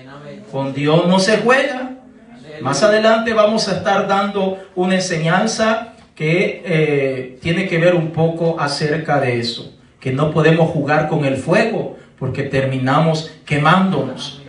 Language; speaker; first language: Spanish; native; Spanish